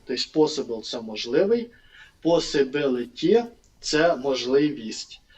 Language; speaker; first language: Ukrainian; non-native, local second language; Russian